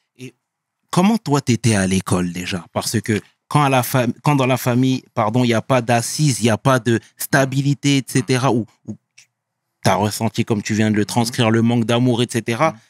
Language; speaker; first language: French; native; French